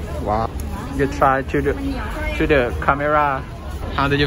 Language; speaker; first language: English; non-native, learner; Thai